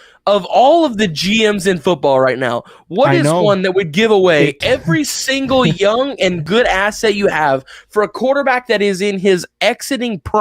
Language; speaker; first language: English; native; English